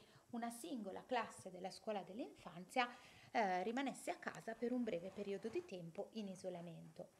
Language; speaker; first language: Italian; native; Italian